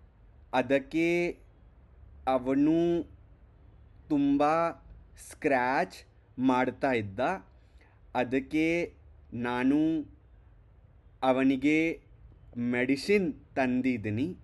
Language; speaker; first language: Kannada; non-native, learner; Hindi